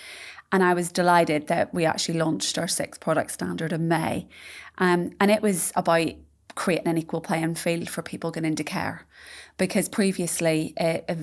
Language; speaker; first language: English; native; English